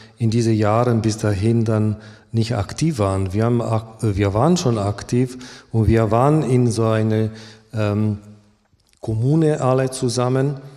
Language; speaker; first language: German; early bilingual, other home language; Romany